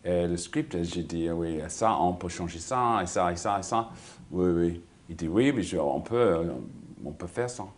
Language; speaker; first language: French; non-native, learner; English